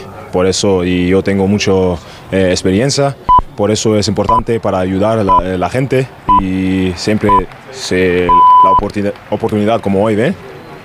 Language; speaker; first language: Spanish; non-native, learner; German